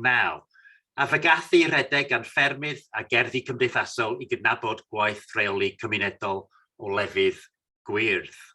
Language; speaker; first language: Welsh; non-native, fluent; English